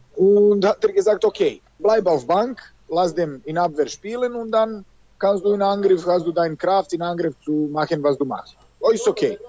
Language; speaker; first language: German; non-native, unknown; Serbian